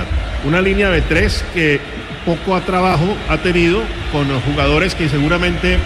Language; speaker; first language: Spanish; native; Spanish